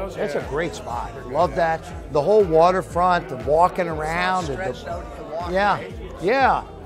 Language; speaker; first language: English; native; English